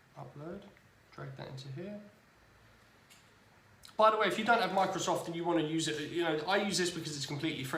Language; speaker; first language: English; native; English